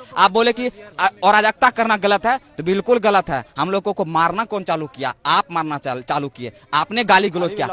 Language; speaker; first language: Hindi; native; Hindi